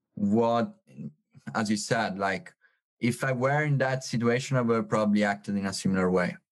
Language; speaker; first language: English; non-native, fluent; Italian